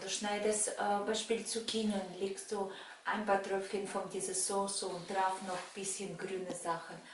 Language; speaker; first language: German; non-native, fluent; Russian